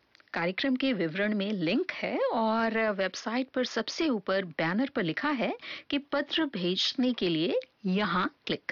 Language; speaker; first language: Hindi; native; Hindi